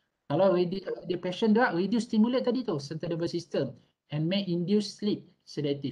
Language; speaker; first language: English; non-native, local second language; Malay